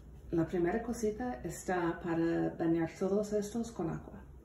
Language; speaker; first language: Spanish; non-native, learner; English